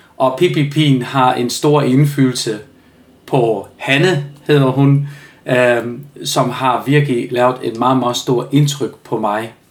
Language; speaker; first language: Danish; native; Danish